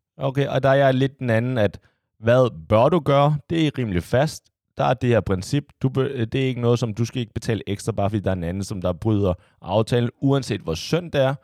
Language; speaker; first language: Danish; early bilingual, other home language; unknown